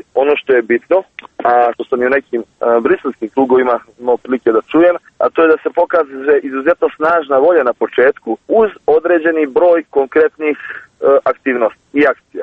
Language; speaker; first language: Serbian; native; Serbian